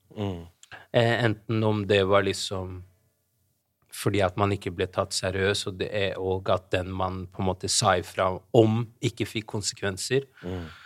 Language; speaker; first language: Norwegian; early bilingual, other home language; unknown